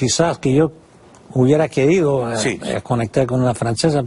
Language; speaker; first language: Spanish; non-native, fluent; English